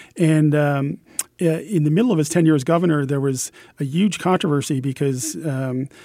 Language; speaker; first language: English; native; English